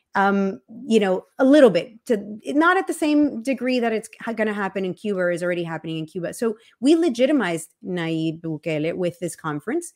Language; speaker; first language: English; early bilingual, other home language; Spanish